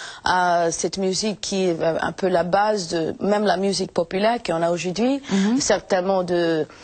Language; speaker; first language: French; non-native, fluent; English